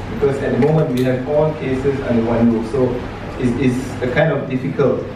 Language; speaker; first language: English; non-native, local second language; Malay